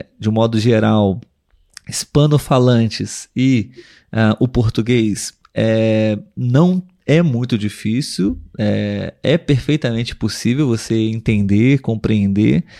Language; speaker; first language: Portuguese; native; Portuguese